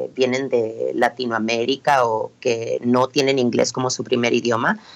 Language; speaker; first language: Spanish; early bilingual, heritage; Spanish